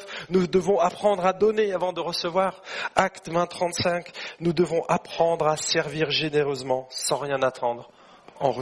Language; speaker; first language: French; native; French